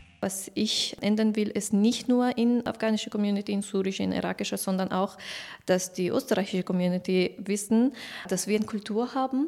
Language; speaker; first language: German; non-native, fluent; Persian